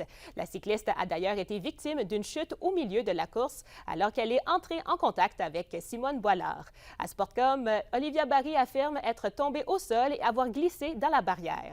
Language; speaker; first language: French; native; French